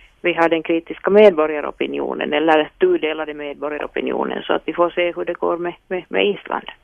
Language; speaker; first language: Swedish; non-native, local second language; Finnish